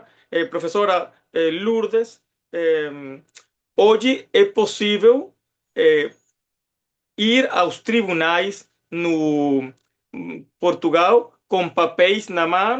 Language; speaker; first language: Portuguese; non-native, fluent; Spanish